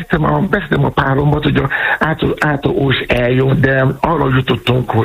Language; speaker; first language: Hungarian; non-native, fluent; Yoruba